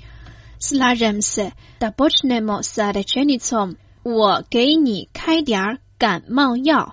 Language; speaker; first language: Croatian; non-native, fluent; Chinese